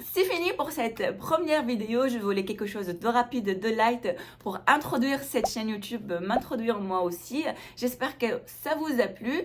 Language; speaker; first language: French; non-native, local second language; Arabic